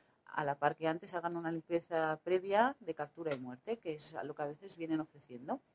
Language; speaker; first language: Spanish; native; Spanish